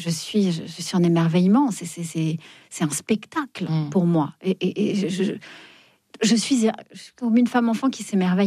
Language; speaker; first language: French; native; French